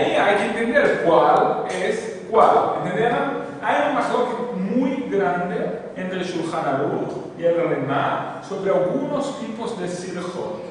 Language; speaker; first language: Spanish; non-native, fluent; Portuguese